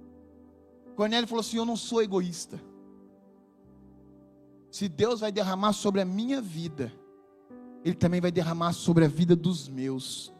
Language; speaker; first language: Portuguese; native; Portuguese